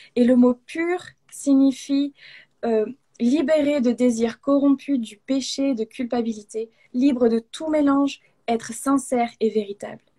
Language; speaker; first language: French; native; French